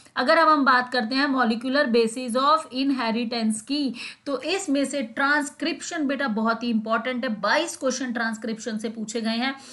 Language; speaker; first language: Hindi; native; Hindi